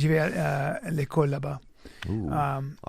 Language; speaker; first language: French; early bilingual, heritage; French